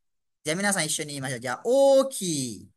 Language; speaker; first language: Japanese; non-native, fluent; Malay